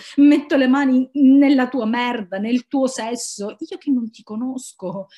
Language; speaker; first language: Italian; native; Italian